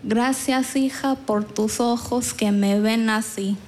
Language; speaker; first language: Spanish; early bilingual, heritage; Spanish